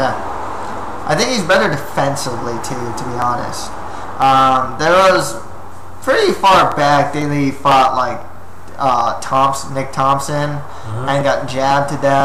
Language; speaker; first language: English; native; English